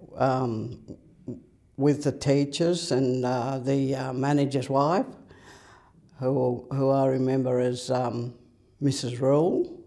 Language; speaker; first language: English; native; English